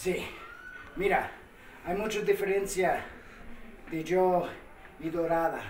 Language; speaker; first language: Spanish; non-native, fluent; English